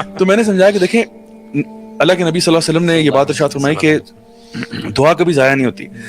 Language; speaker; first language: Urdu; early bilingual, heritage; Urdu